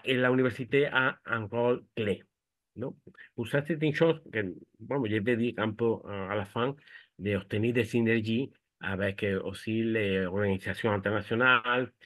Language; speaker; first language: French; non-native, fluent; Spanish